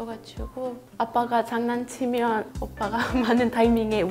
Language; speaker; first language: Korean; non-native, fluent; French